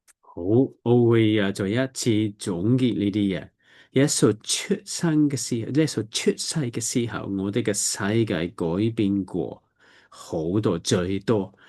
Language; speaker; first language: Cantonese; non-native, learner; English